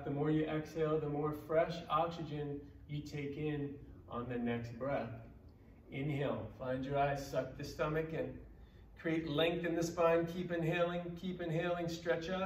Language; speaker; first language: English; native; English